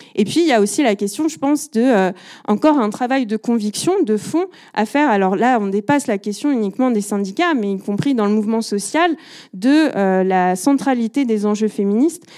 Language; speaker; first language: French; native; French